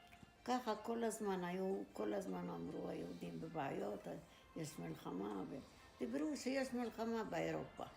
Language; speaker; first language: Hebrew; non-native, fluent; Arabic